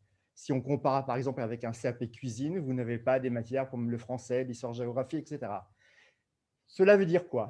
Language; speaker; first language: French; native; French